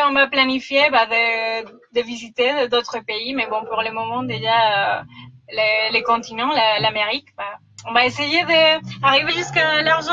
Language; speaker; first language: French; non-native, fluent; Spanish